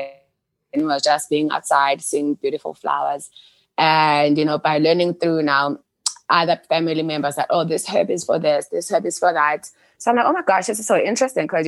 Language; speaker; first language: English; non-native, local second language; Xhosa